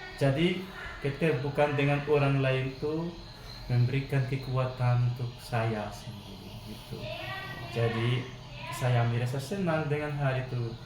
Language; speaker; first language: Indonesian; non-native, fluent; Malagasy